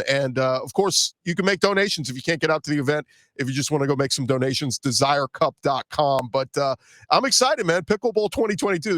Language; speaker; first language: English; native; English